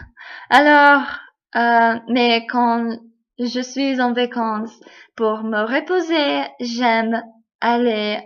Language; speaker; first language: French; non-native, learner; English